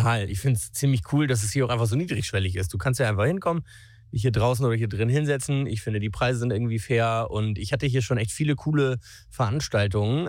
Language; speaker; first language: German; native; German